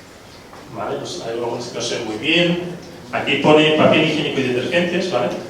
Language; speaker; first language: Spanish; native; Spanish